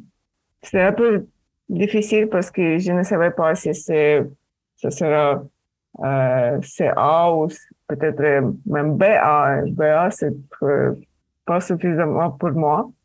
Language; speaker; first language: French; non-native, fluent; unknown